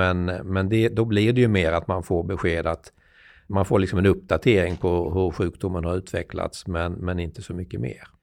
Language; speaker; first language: Swedish; native; Swedish